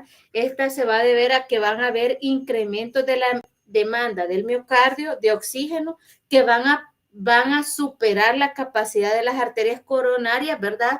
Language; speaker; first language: Spanish; native; Spanish